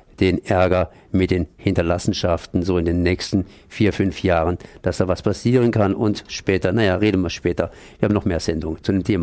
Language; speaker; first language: German; native; German